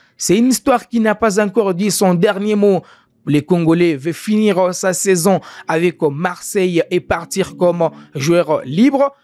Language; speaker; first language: French; non-native, local second language; Swahili